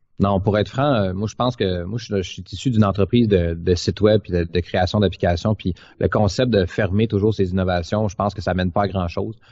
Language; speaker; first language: French; native; French